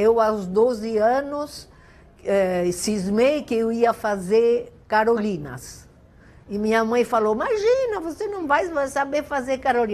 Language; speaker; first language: Portuguese; non-native, fluent; Italian